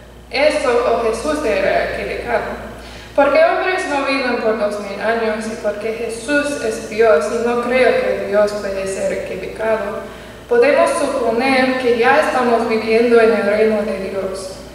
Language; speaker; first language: Spanish; non-native, learner; English